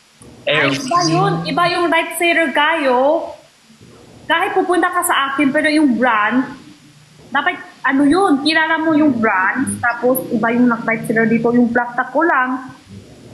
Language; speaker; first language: Filipino; non-native, learner; Korean